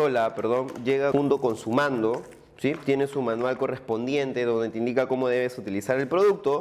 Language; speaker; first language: Spanish; native; Spanish